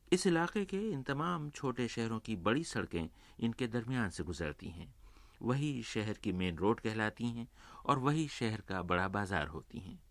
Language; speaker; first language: Urdu; native; Urdu